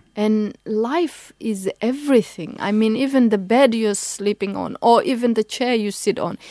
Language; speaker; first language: English; non-native, local second language; Somali